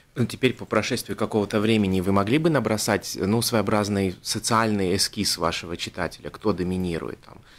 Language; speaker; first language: Russian; native; Russian